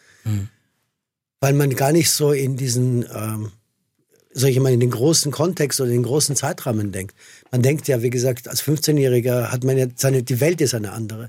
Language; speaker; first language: German; non-native, fluent; Persian